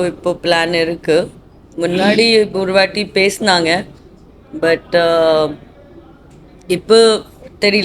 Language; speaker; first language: Tamil; non-native, fluent; Hindi